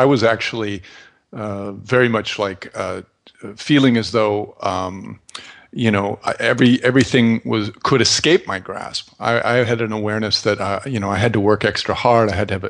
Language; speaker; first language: English; native; English